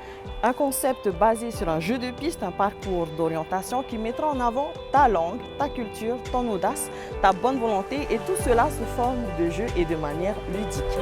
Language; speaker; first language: French; native; French